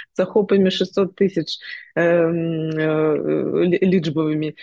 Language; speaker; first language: Belarusian; non-native, local second language; Russian